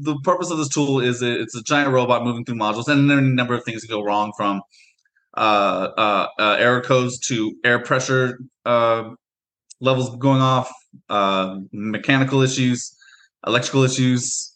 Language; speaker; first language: English; native; English